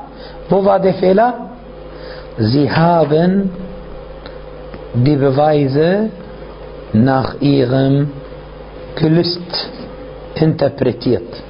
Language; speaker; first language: German; non-native, fluent; Arabic